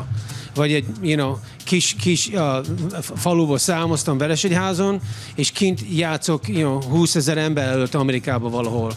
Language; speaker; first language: Hungarian; early bilingual, heritage; English